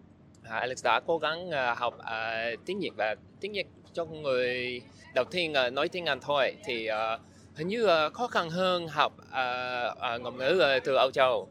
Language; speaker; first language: Vietnamese; non-native, learner; English